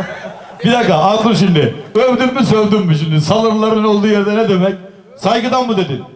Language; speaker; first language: Turkish; native; Turkish